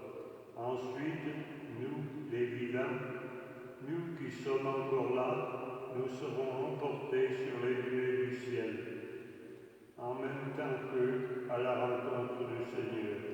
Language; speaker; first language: French; native; French